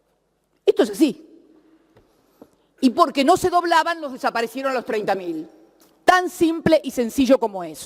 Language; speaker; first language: Spanish; native; Spanish